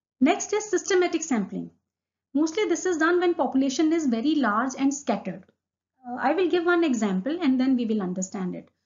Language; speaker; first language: English; non-native, local second language; Hindi